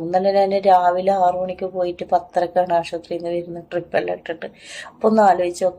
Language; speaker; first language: Malayalam; native; Malayalam